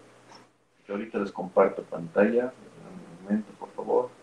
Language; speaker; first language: Spanish; native; Spanish